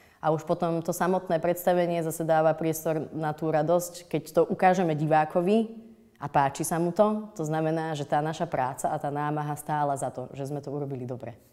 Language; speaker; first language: Slovak; native; Slovak